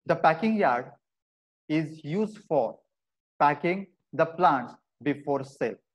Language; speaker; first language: English; non-native, local second language; Marathi